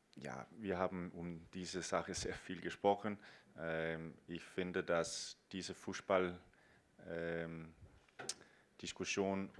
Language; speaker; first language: German; non-native, fluent; Danish